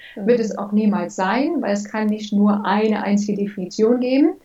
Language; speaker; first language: German; early bilingual, other home language; English